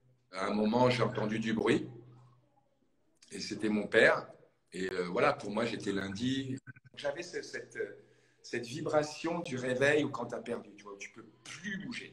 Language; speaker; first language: French; native; French